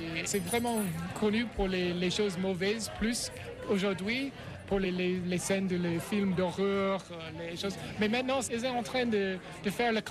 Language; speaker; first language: French; non-native, fluent; English